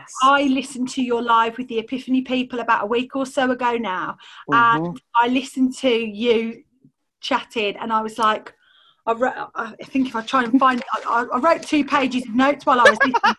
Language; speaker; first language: English; native; English